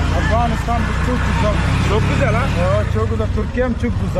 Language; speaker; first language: Turkish; non-native, learner; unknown